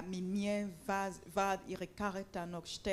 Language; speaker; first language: German; non-native, fluent; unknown